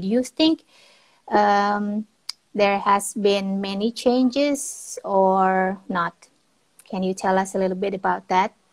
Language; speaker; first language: English; non-native, fluent; Indonesian